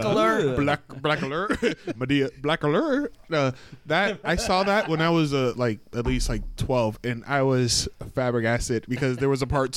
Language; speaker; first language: English; native; English